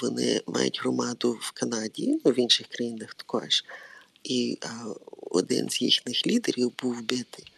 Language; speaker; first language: Ukrainian; early bilingual, heritage; Ukrainian